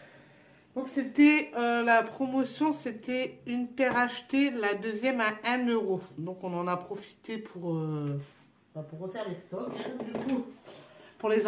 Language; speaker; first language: French; native; French